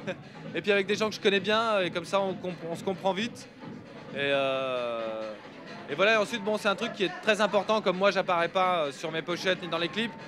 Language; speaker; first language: French; native; French